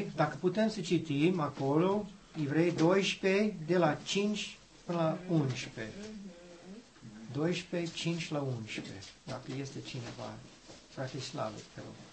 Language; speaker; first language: Romanian; non-native, learner; English